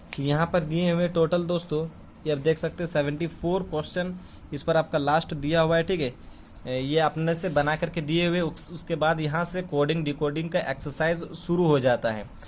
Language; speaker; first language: Hindi; native; Hindi